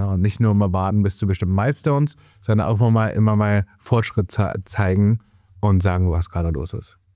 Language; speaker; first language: German; early bilingual, other home language; Chinese